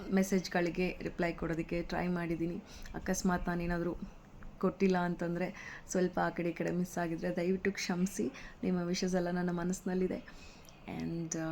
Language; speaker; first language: Kannada; non-native, local second language; Kodava